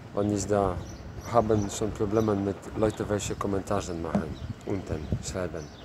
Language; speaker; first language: German; non-native, learner; Polish